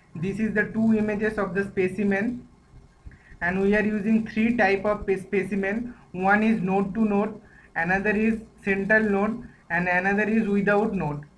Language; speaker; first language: English; non-native, local second language; Bangla